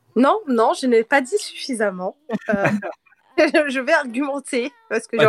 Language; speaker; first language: French; early bilingual, heritage; French